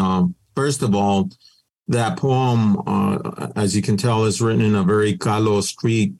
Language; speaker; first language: English; native; English